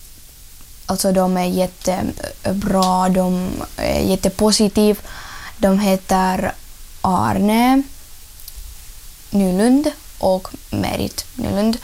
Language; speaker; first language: Swedish; early bilingual, other home language; Ukrainian